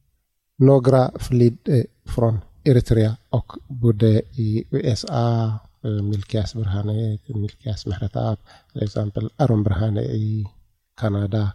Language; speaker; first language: Swedish; non-native, learner; Tigrinya